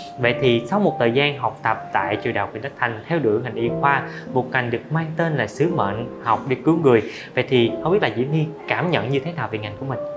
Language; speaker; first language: Vietnamese; native; Vietnamese